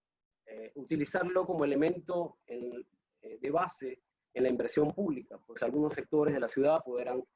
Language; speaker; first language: Spanish; native; Spanish